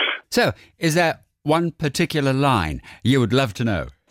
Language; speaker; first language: English; non-native, fluent; German